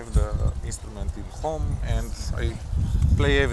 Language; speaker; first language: English; non-native, learner; Romanian